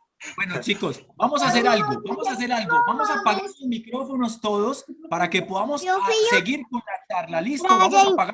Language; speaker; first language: Spanish; native; Spanish